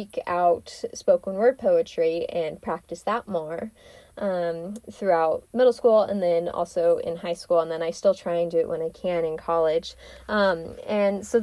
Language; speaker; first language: English; native; English